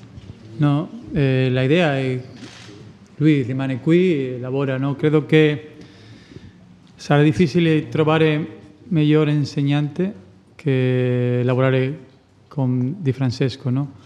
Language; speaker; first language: Italian; non-native, fluent; Spanish